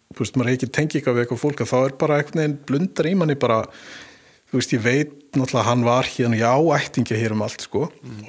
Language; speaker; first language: Icelandic; native; Icelandic